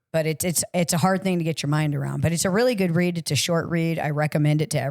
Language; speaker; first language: English; native; English